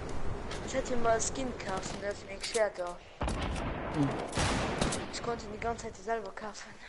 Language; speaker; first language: German; non-native, local second language; Luxembourgish